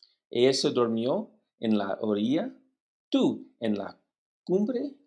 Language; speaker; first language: Spanish; non-native, learner; English